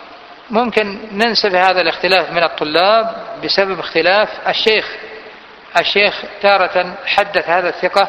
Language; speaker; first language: Arabic; native; Arabic